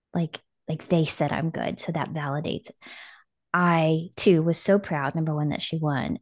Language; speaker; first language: English; native; English